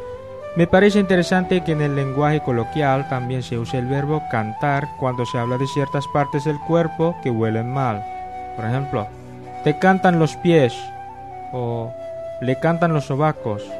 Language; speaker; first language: Spanish; native; Spanish